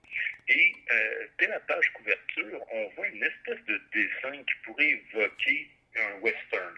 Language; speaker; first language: French; native; French